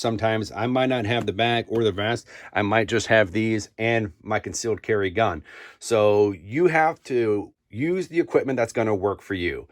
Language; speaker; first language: English; native; English